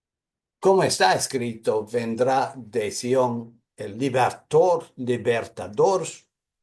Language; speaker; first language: Spanish; non-native, fluent; English